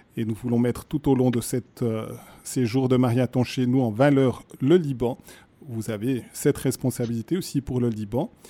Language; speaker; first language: French; native; French